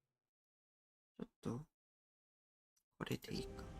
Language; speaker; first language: Japanese; non-native, learner; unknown